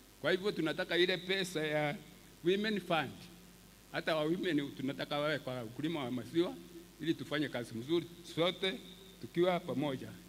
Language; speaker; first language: Swahili; non-native, local second language; Meru